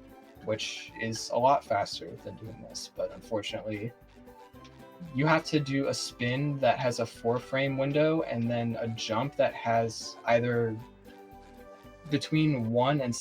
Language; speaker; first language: English; native; English